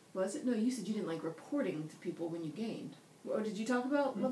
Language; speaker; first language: English; native; English